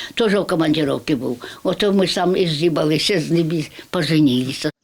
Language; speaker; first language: Ukrainian; native; Ukrainian